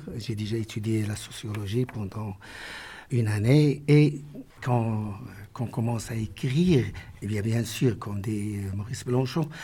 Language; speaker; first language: French; non-native, local second language; Arabic